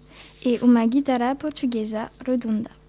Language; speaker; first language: Portuguese; non-native, learner; French